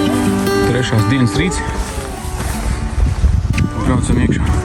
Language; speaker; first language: Latvian; native; Latvian